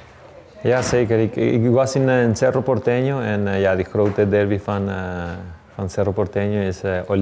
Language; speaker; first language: Dutch; non-native, learner; Spanish